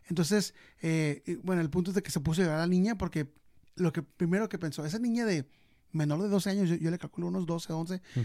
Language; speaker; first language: Spanish; early bilingual, heritage; Spanish